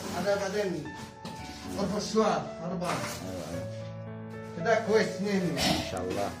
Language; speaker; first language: Arabic; non-native, learner; Filipino